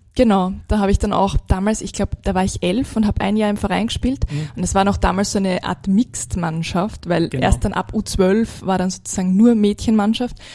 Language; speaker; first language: German; native; German